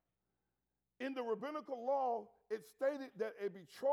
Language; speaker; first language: English; native; English